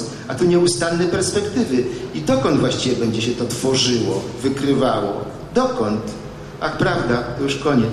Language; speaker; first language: Polish; native; Polish